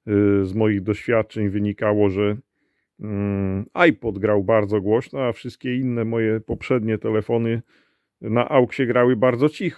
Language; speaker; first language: Polish; native; Polish